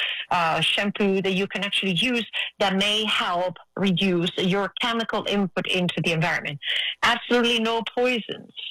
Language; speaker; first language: English; non-native, fluent; Italian